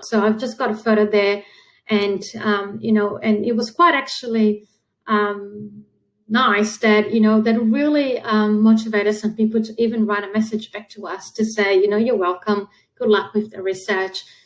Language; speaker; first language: English; non-native, fluent; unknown